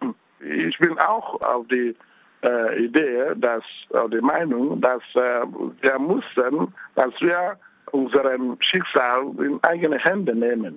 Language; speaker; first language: German; non-native, fluent; Igbo